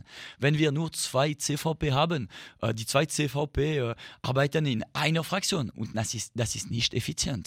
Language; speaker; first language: German; non-native, fluent; French